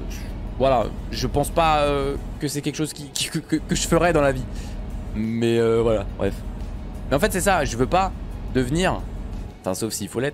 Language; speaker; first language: French; native; French